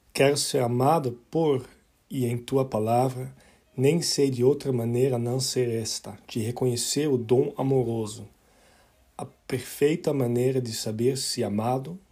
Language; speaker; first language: Portuguese; early bilingual, other home language; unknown